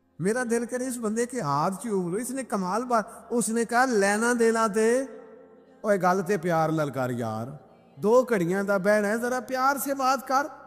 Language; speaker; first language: Urdu; non-native, local second language; Punjabi